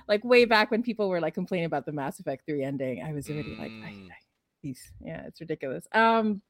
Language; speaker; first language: English; non-native, local second language; Filipino